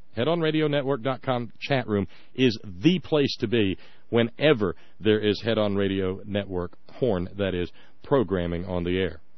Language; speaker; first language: English; native; English